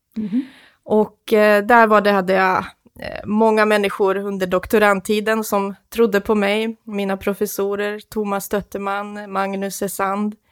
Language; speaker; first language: Swedish; non-native, fluent; Croatian